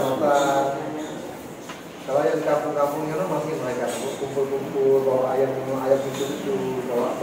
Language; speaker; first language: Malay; non-native, local second language; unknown